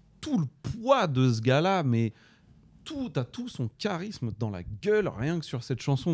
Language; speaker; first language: French; native; French